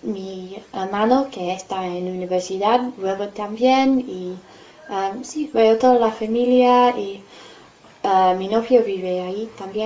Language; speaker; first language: Spanish; non-native, learner; English